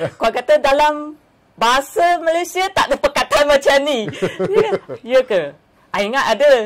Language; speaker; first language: Malay; non-native, local second language; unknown